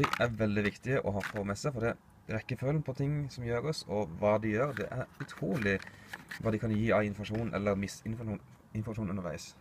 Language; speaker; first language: Norwegian; native; Norwegian